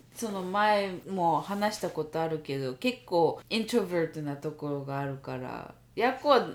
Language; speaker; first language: Japanese; early bilingual, heritage; Japanese